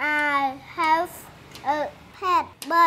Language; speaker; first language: English; non-native, learner; Khmer